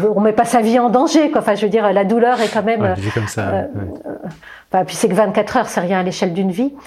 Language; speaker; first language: French; native; French